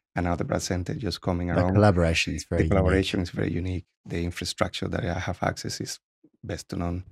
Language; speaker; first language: English; non-native, fluent; Spanish